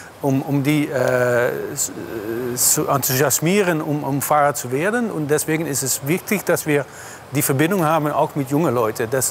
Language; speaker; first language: German; non-native, fluent; Dutch